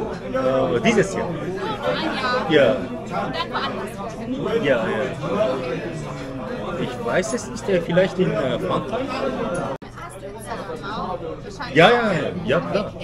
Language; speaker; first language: German; non-native, learner; Korean